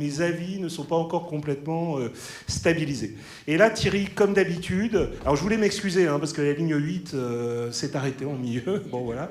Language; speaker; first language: French; native; French